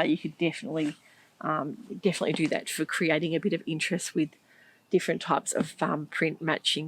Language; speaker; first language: English; native; English